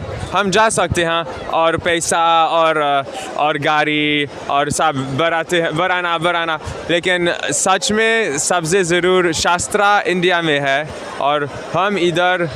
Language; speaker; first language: Hindi; non-native, learner; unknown